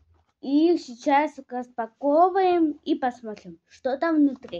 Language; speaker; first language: Russian; non-native, local second language; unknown